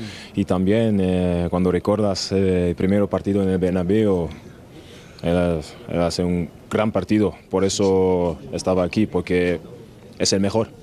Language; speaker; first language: Spanish; non-native, learner; German